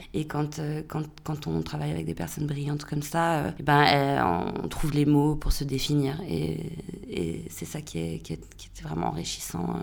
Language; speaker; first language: French; native; French